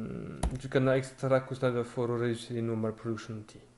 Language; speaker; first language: Norwegian; non-native, fluent; French